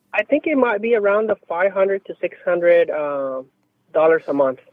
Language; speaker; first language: English; non-native, fluent; Spanish